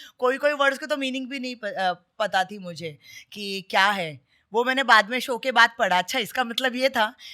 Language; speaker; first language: Hindi; non-native, local second language; Marathi